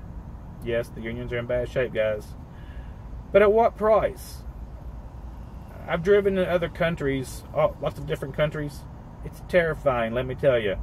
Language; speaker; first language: English; native; English